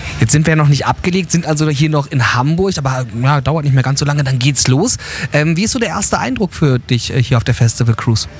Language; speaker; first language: German; native; German